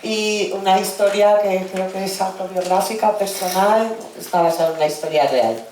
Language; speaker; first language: Spanish; native; Spanish